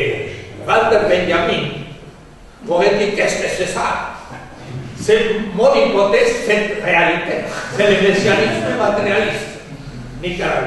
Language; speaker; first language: French; non-native, fluent; Spanish